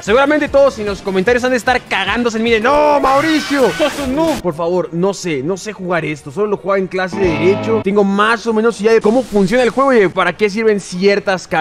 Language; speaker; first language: Spanish; native; Spanish